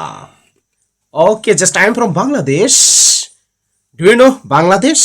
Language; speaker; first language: English; non-native, learner; Bangla